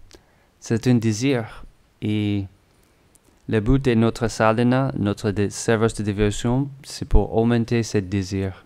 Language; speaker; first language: French; non-native, learner; English